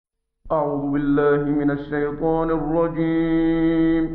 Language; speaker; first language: Arabic; native; Arabic